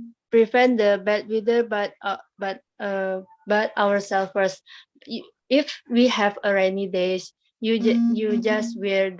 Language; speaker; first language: English; non-native, learner; Indonesian